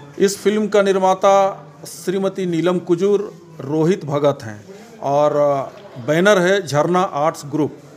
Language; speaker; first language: Hindi; non-native, local second language; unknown